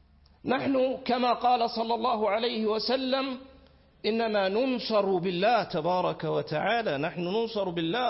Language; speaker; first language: Arabic; native; Arabic